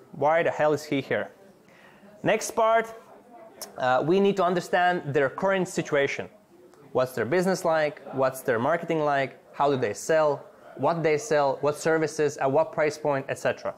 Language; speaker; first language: English; non-native, fluent; Latvian